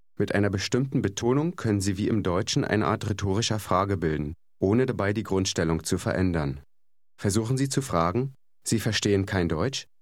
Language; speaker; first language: German; native; German